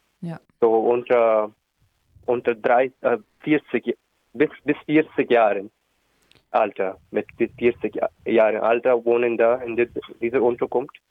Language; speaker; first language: German; non-native, learner; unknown